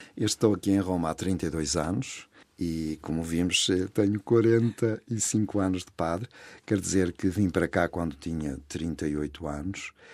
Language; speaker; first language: Portuguese; native; Portuguese